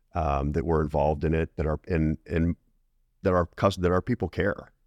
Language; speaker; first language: English; native; English